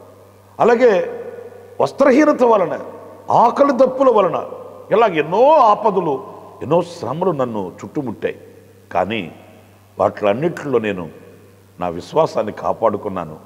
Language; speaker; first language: Telugu; native; Telugu